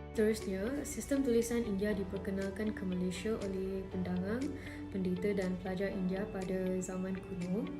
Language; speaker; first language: Malay; non-native, local second language; Tamil